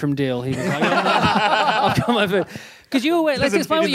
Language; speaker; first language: English; native; English